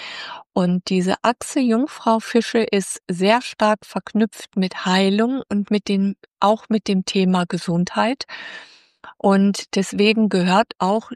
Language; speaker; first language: German; native; German